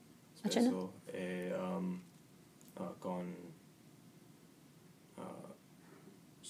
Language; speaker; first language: Italian; non-native, learner; English